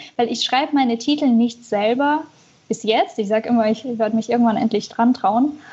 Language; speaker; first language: German; early bilingual, other home language; Russian